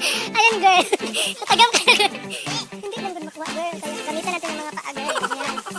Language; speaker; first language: Filipino; non-native, local second language; Cebuano